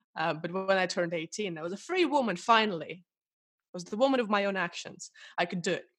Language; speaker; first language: English; non-native, fluent; Russian